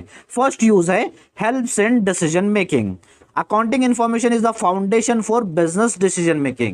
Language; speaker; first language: Hindi; native; Hindi